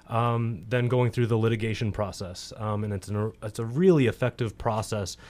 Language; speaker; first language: English; native; English